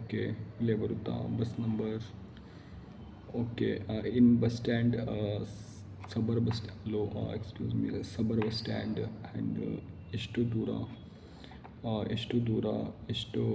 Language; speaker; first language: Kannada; non-native, learner; Malayalam